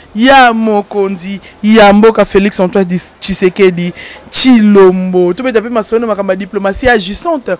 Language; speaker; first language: French; non-native, local second language; Lingala